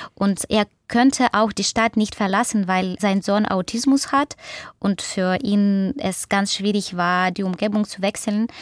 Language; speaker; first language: German; non-native, fluent; Russian